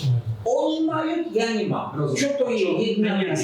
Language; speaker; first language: Slovak; non-native, learner; Russian